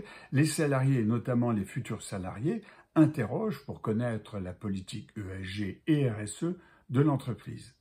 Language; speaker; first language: French; native; French